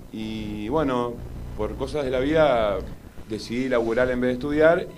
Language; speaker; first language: Spanish; native; Spanish